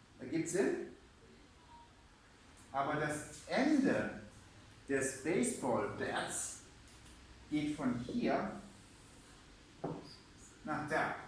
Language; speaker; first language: German; non-native, fluent; English